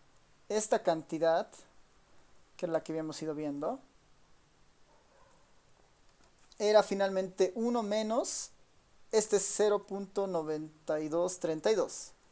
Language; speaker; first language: Spanish; native; Spanish